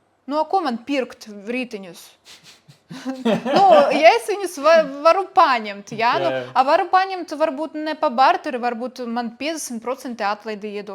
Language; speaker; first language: Latvian; non-native, local second language; Russian